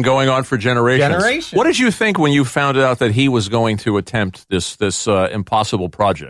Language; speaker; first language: English; native; English